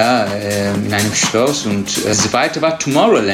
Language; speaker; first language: German; non-native, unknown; Turkish